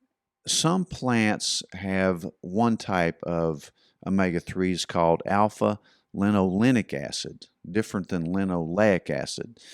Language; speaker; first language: English; native; English